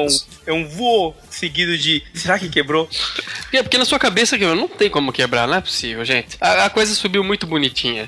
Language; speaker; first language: Portuguese; native; Portuguese